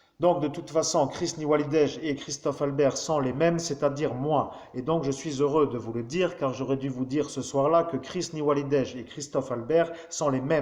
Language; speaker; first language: French; native; French